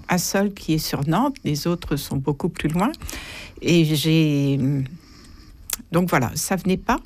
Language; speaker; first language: French; native; French